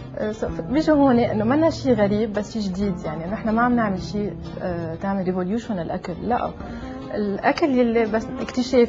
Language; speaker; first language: Arabic; native; Arabic